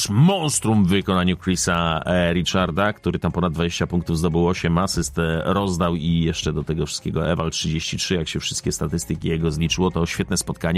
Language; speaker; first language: Polish; native; Polish